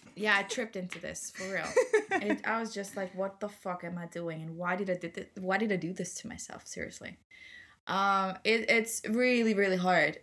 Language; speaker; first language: English; non-native, fluent; German